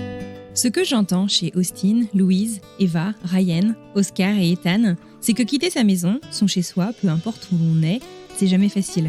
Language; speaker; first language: French; native; French